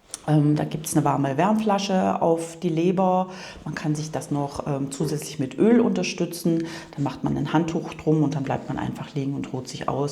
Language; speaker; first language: German; native; German